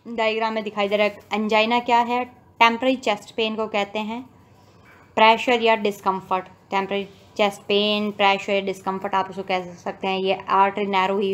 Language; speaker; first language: Hindi; native; Hindi